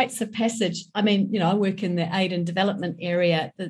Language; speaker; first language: English; native; English